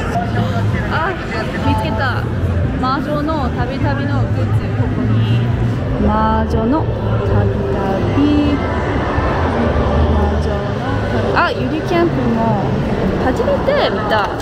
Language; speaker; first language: Japanese; non-native, learner; English